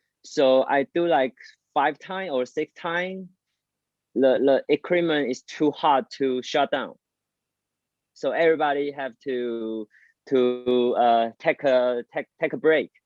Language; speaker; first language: English; non-native, learner; Chinese